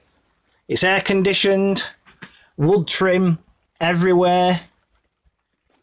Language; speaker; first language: English; native; English